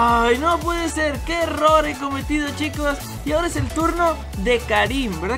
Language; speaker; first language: Spanish; native; Spanish